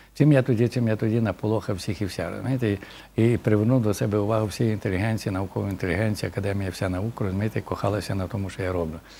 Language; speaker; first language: Ukrainian; native; Ukrainian